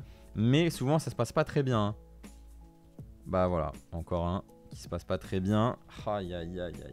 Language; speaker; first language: French; native; French